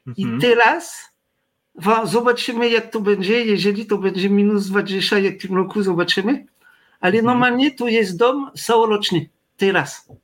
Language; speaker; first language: Polish; non-native, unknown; French